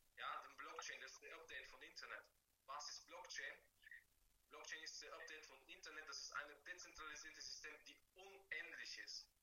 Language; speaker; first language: German; non-native, fluent; Bulgarian